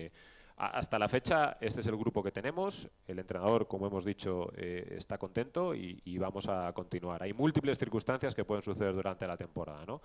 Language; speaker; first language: Spanish; native; Spanish